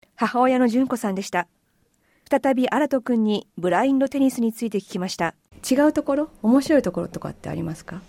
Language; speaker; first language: Japanese; native; Japanese